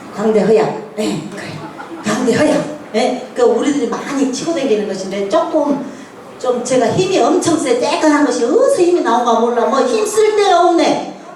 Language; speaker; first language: Korean; native; Korean